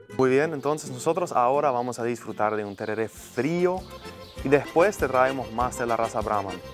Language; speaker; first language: Spanish; native; Spanish